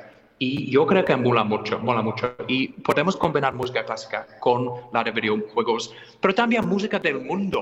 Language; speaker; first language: Spanish; non-native, fluent; English